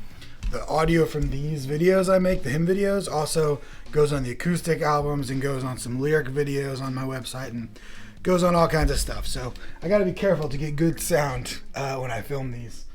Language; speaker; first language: English; native; English